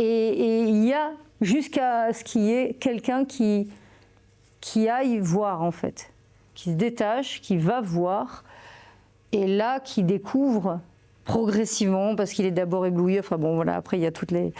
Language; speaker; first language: French; native; French